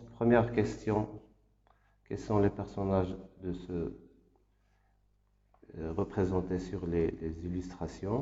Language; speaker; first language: French; non-native, local second language; Arabic